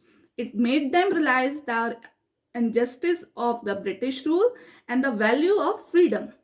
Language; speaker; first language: English; non-native, local second language; Hindi